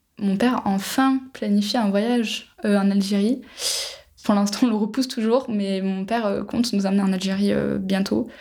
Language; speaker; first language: French; native; French